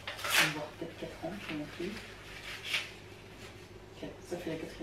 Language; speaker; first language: French; native; French